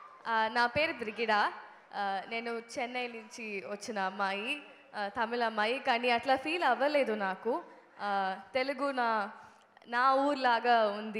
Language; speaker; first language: Telugu; non-native, learner; Tamil